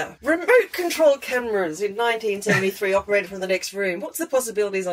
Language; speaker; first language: English; native; English